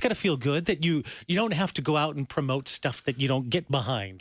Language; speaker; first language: English; native; English